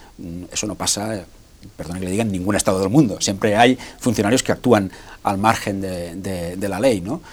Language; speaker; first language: Spanish; non-native, local second language; Catalan